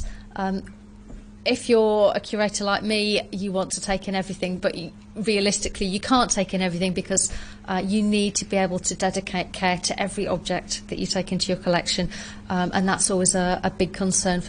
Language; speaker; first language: English; native; English